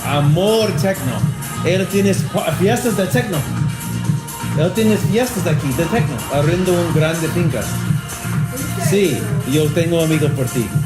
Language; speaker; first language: Spanish; non-native, learner; English